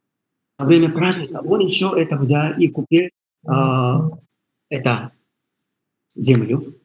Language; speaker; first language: Russian; non-native, learner; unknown